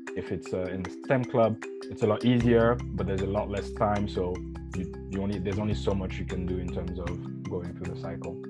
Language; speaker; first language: English; non-native, fluent; French